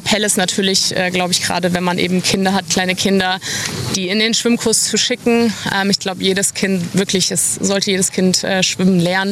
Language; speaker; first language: German; native; German